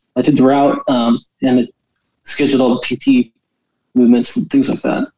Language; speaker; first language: English; native; English